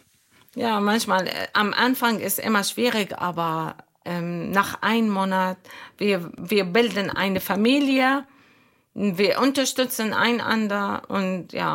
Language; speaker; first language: German; non-native, fluent; Arabic